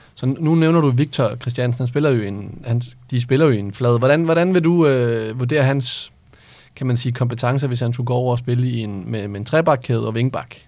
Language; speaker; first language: Danish; native; Danish